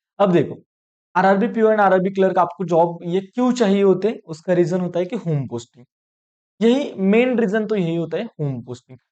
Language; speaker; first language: Hindi; non-native, local second language; Marathi